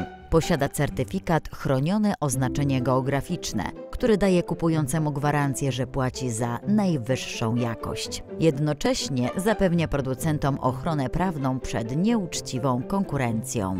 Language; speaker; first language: Polish; native; Polish